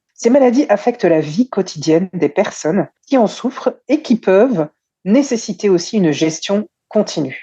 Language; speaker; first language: French; native; French